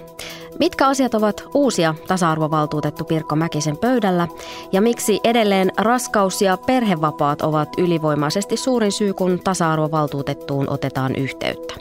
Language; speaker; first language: Finnish; native; Finnish